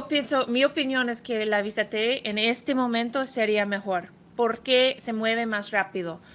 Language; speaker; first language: Spanish; non-native, fluent; English